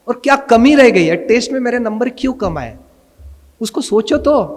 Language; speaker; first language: Hindi; non-native, local second language; Marathi